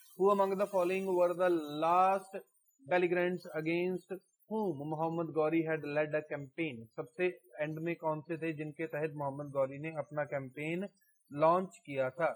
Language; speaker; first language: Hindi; non-native, local second language; Punjabi